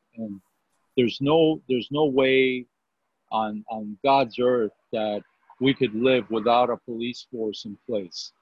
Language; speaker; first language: English; native; English